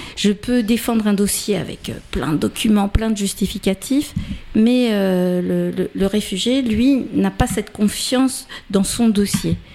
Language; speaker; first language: French; native; French